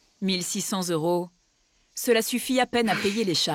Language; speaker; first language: French; native; French